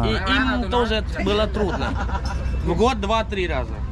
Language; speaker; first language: Russian; non-native, fluent; Khmer